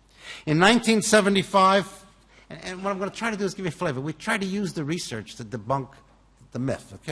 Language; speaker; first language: English; native; English